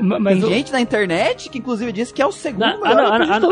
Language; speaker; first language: Portuguese; native; Portuguese